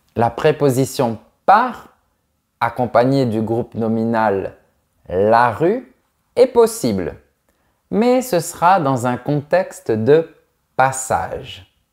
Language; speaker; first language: French; native; French